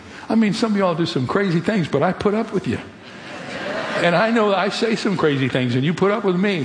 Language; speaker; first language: English; native; English